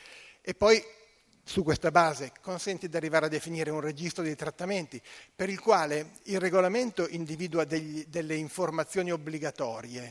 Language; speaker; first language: Italian; native; Italian